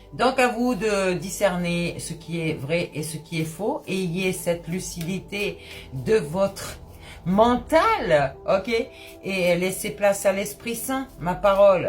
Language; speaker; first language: French; native; French